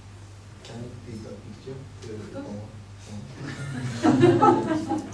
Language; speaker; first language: English; non-native, learner; Japanese